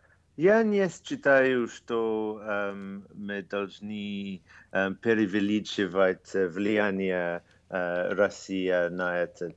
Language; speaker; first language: Russian; non-native, fluent; English